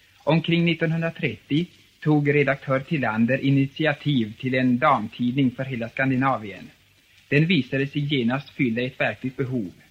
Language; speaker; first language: Swedish; native; Swedish